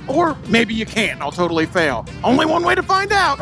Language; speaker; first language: English; native; English